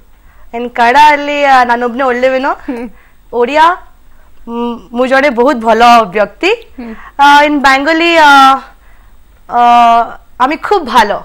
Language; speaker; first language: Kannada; non-native, local second language; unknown